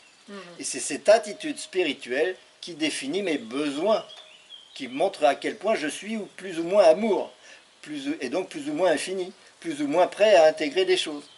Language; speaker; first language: French; native; French